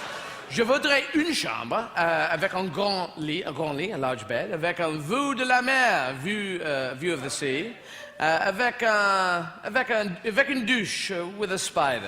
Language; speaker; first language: French; non-native, fluent; English